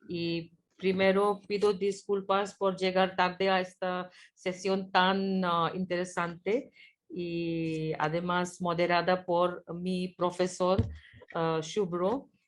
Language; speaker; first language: Spanish; non-native, fluent; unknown